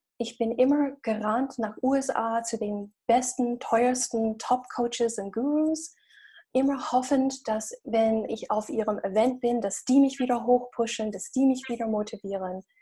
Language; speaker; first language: German; non-native, fluent; English